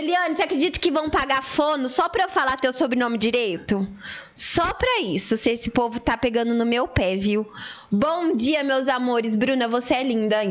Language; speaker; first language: Portuguese; native; Portuguese